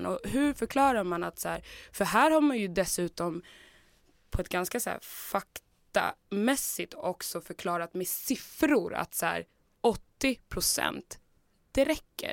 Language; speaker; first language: Swedish; native; Swedish